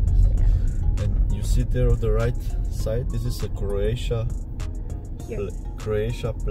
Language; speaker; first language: English; non-native, learner; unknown